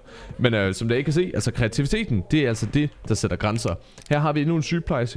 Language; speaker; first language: Danish; native; Danish